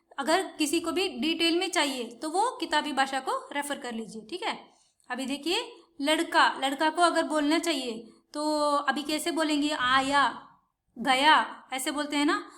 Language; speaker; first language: Hindi; non-native, local second language; Tamil